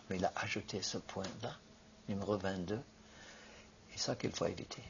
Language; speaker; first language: French; non-native, fluent; Norwegian